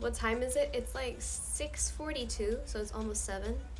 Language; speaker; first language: English; native; English